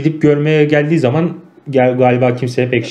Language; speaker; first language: Turkish; native; Turkish